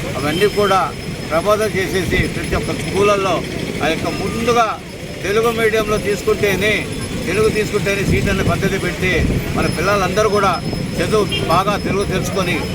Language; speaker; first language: Telugu; native; Telugu